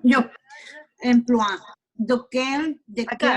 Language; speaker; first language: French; non-native, learner; Spanish